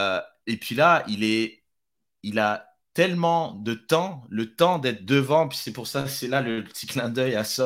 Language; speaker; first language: French; native; French